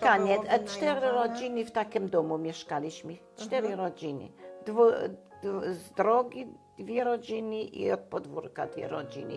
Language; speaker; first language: Polish; non-native, local second language; German